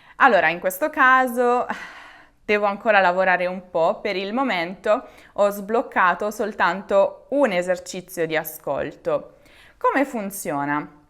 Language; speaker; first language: Italian; native; Italian